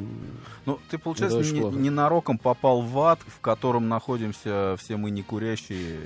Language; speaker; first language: Russian; native; Russian